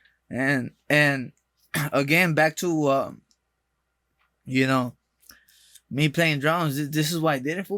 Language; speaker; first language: English; early bilingual, other home language; Spanish